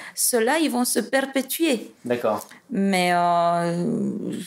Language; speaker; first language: French; non-native, fluent; Romanian